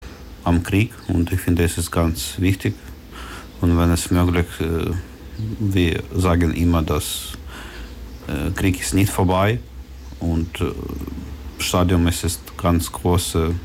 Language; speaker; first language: German; non-native, learner; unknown